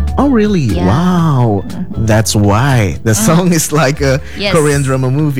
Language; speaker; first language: English; non-native, learner; Indonesian